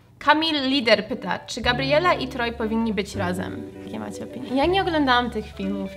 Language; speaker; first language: Polish; early bilingual, heritage; Polish